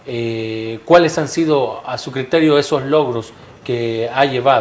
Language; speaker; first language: Spanish; native; Spanish